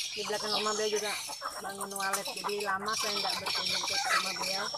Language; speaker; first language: Indonesian; non-native, local second language; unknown